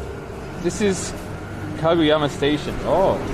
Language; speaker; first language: English; native; English